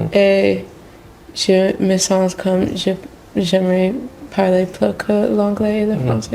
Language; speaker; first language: French; non-native, local second language; English